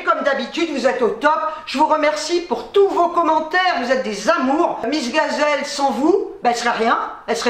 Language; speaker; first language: French; native; French